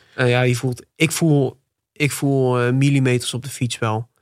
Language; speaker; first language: Dutch; native; Dutch